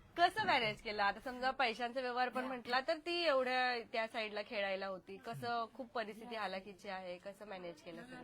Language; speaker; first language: Marathi; native; Marathi